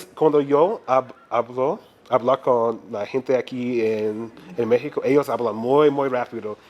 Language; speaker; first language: Spanish; non-native, learner; English